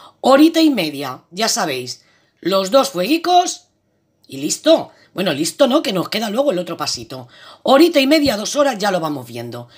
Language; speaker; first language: Spanish; native; Spanish